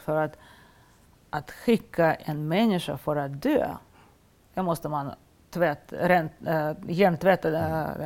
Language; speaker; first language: Swedish; non-native, fluent; Russian